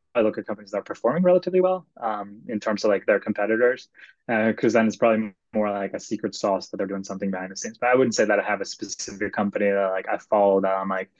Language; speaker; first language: English; non-native, fluent; Swedish